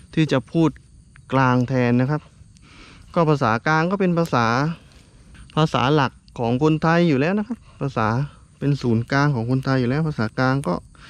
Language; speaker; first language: Thai; native; Thai